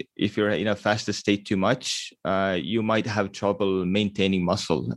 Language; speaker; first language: English; non-native, fluent; Estonian